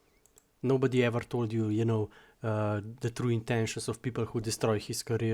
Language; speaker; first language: English; non-native, fluent; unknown